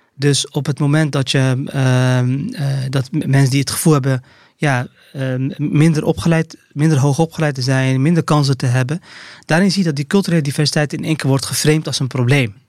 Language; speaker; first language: Dutch; early bilingual, other home language; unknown